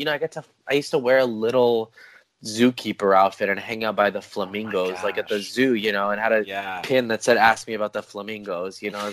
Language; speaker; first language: English; native; English